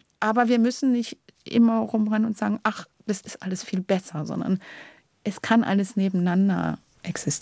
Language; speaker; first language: German; native; German